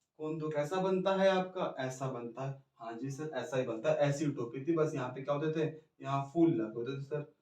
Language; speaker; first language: Hindi; native; Hindi